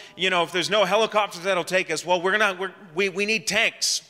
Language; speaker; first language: English; native; English